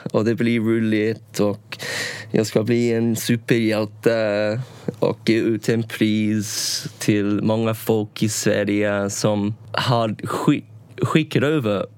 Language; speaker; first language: Swedish; non-native, learner; English